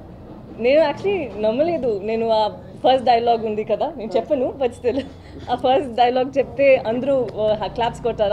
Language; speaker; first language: Telugu; non-native, learner; Tamil